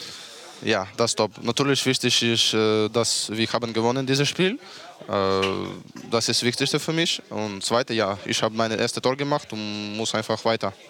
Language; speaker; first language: German; non-native, learner; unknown